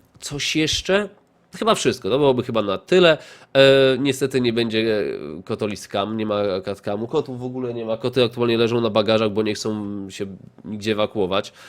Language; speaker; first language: Polish; native; Polish